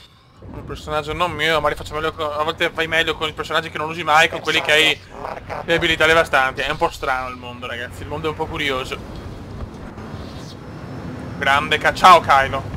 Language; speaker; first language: Italian; native; Italian